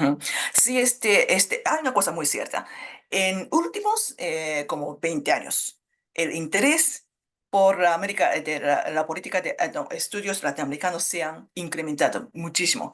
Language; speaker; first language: Spanish; non-native, fluent; Japanese